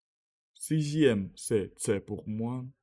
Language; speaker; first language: French; non-native, learner; Russian